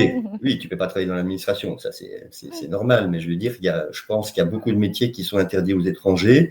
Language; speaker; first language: French; native; French